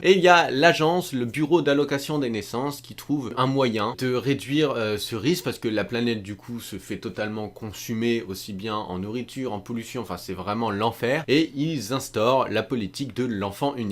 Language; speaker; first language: French; native; French